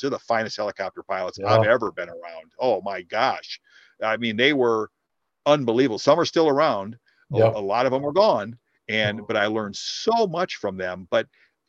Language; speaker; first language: English; native; English